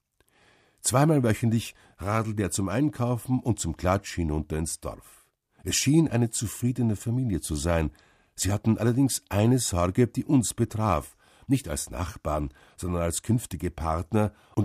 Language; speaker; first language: German; native; German